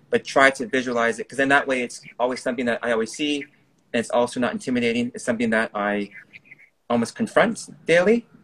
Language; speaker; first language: English; native; English